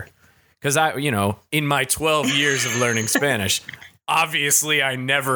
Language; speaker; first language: English; native; English